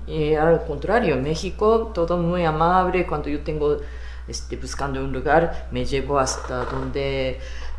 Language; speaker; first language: Spanish; non-native, fluent; Japanese